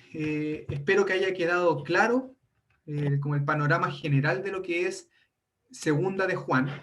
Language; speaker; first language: Spanish; native; Spanish